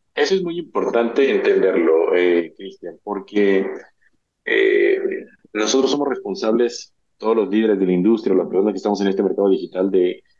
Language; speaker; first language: Spanish; native; Spanish